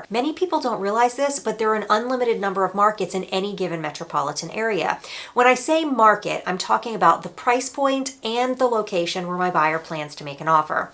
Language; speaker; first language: English; native; English